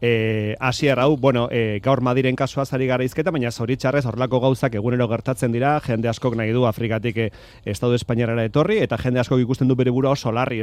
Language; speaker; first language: Basque; native; Basque